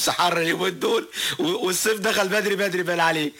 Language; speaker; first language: Arabic; native; Arabic